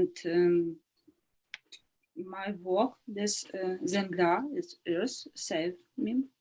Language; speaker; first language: English; non-native, learner; Ukrainian